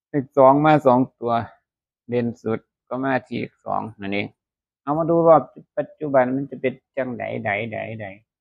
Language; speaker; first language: Thai; native; Thai